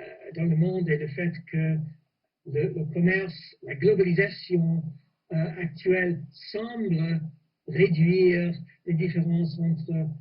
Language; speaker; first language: French; non-native, fluent; English